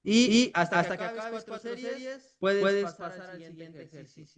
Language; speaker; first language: Spanish; native; Spanish